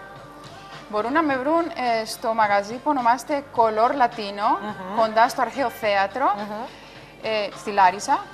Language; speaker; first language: Greek; non-native, fluent; Spanish